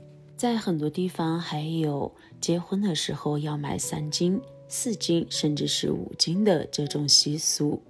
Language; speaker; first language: Chinese; native; Chinese